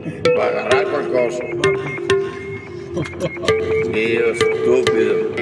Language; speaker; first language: Italian; non-native, local second language; Venetian